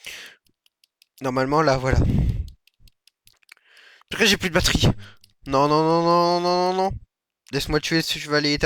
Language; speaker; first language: French; native; French